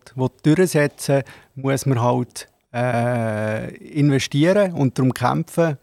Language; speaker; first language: German; native; German